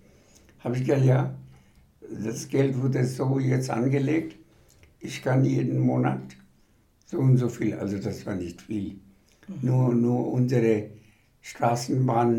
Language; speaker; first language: German; non-native, fluent; Bangla